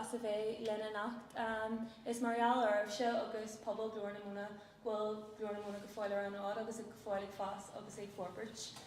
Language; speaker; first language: Irish; non-native, local second language; English